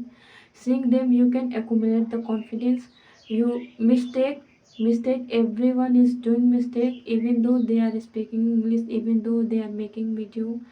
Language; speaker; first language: English; non-native, fluent; Hindi